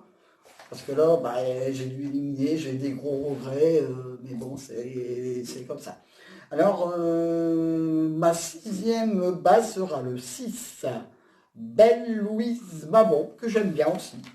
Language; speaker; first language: French; native; French